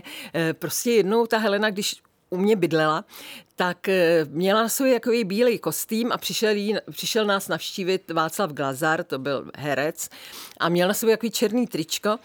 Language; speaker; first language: Czech; native; Czech